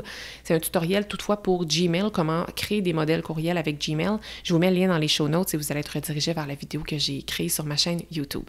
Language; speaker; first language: French; native; French